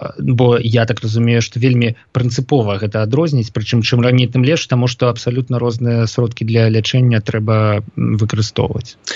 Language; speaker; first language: Belarusian; native; Belarusian